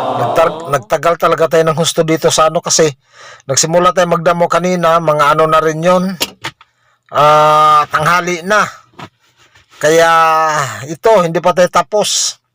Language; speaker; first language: Filipino; non-native, local second language; Cebuano